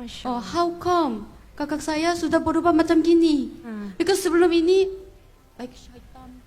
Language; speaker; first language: Indonesian; non-native, fluent; Korean